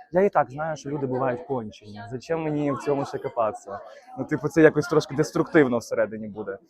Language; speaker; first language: Ukrainian; non-native, local second language; Russian